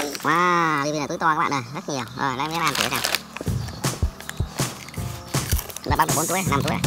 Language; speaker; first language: Vietnamese; native; Vietnamese